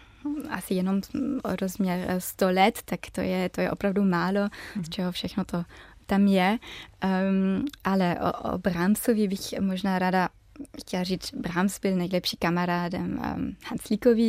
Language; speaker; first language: Czech; early bilingual, heritage; German